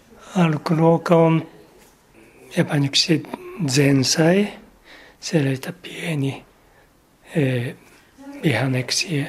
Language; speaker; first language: Finnish; non-native, learner; Japanese